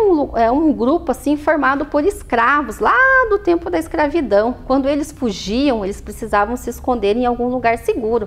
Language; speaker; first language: Portuguese; native; Portuguese